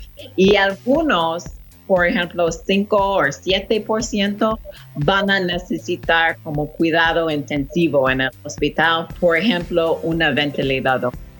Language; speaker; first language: Spanish; non-native, fluent; English